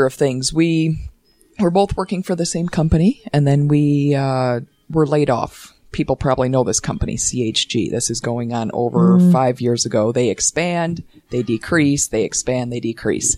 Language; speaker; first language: English; native; English